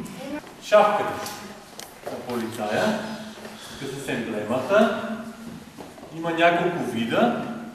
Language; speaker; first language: Bulgarian; native; Bulgarian